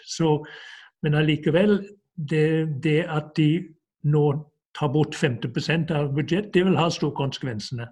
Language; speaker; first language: Norwegian; non-native, fluent; English